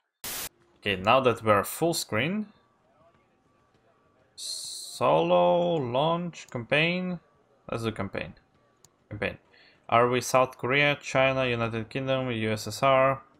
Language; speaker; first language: English; non-native, fluent; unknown